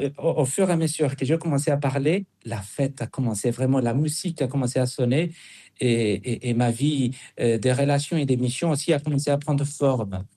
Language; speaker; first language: French; non-native, fluent; Spanish